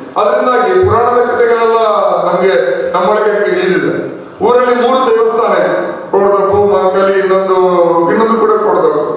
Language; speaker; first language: Kannada; non-native, local second language; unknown